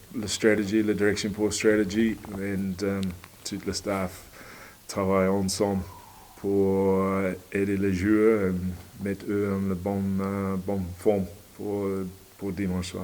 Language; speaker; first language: French; non-native, learner; English